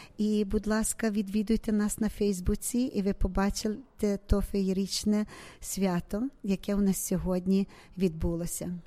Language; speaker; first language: Ukrainian; native; Ukrainian